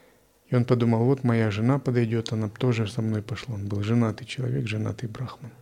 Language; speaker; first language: Russian; native; Russian